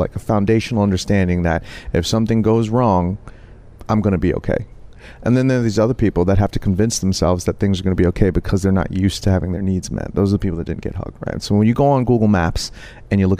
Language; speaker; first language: English; native; English